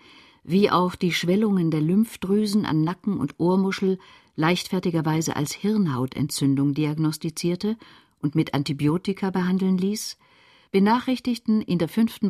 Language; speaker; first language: German; native; German